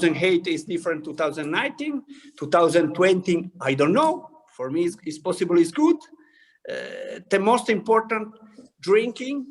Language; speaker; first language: English; non-native, learner; Italian